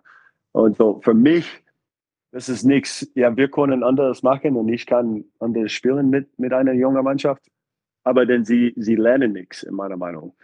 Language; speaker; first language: German; non-native, fluent; English